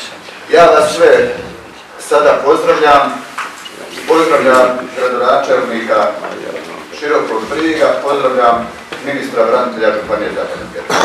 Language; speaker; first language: Croatian; native; Croatian